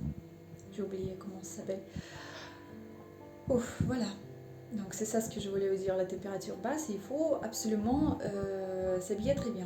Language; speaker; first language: French; non-native, learner; Russian